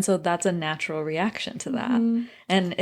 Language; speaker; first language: English; native; English